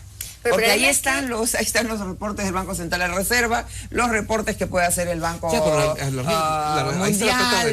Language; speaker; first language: Spanish; native; Spanish